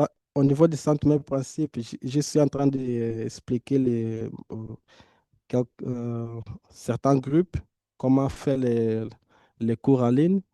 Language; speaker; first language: French; non-native, fluent; Portuguese